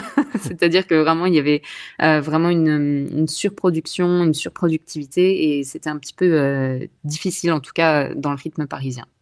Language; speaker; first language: French; native; French